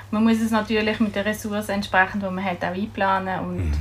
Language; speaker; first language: German; native; German